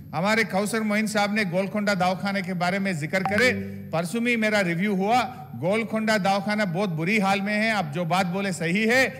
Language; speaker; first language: Hindi; non-native, local second language; Telugu